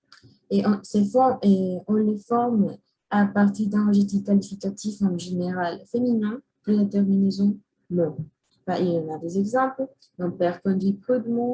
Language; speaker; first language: French; non-native, learner; Spanish